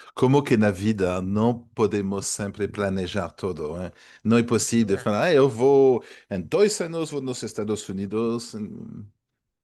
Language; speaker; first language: Portuguese; non-native, fluent; French